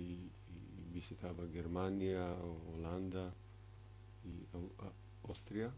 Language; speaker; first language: Spanish; non-native, learner; Serbian